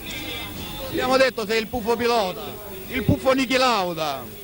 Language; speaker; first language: Italian; native; Italian